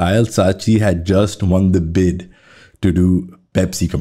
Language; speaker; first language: English; native; English